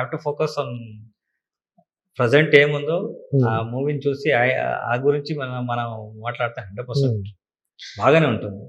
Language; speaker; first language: Telugu; non-native, learner; Kannada